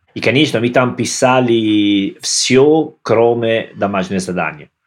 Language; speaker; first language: Russian; non-native, learner; Italian